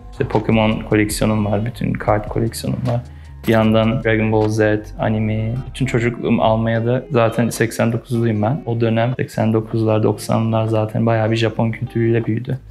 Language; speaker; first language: Turkish; early bilingual, heritage; Turkish